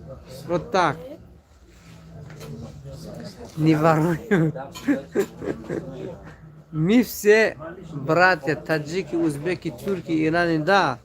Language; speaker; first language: Russian; non-native, fluent; Tajik